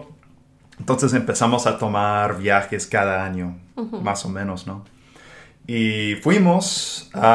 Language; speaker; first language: Spanish; non-native, fluent; English